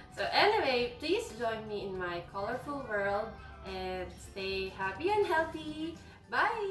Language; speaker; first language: English; non-native, local second language; Filipino